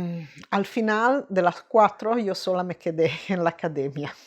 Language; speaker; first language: Spanish; non-native, fluent; Italian